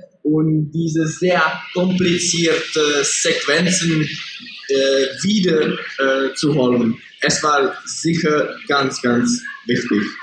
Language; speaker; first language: German; non-native, learner; Czech